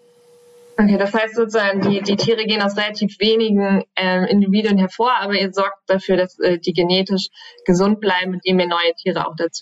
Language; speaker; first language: German; native; German